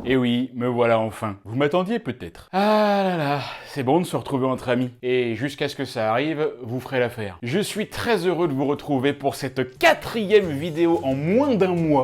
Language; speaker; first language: French; native; French